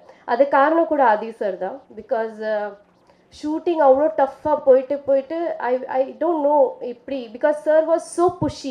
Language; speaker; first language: Tamil; non-native, fluent; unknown